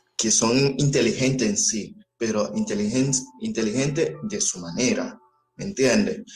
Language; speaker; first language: Spanish; early bilingual, other home language; Haitian Creole